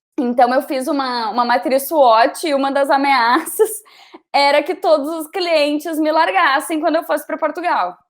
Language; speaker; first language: Portuguese; native; Portuguese